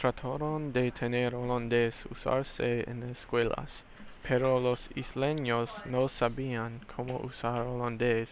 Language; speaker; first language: Spanish; non-native, learner; English